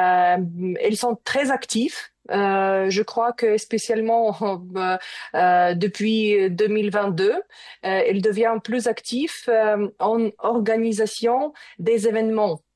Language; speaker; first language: French; non-native, learner; Ukrainian